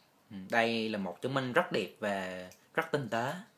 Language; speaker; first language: Vietnamese; native; Vietnamese